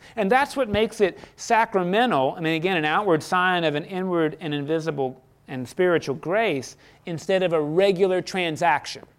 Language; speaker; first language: English; native; English